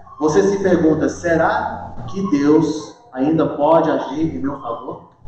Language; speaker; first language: Portuguese; early bilingual, heritage; Portuguese